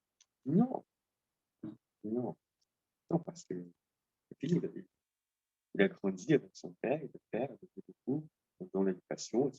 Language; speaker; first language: French; non-native, learner; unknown